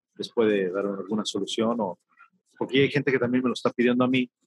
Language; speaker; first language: Spanish; native; Spanish